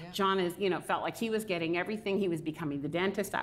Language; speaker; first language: English; native; English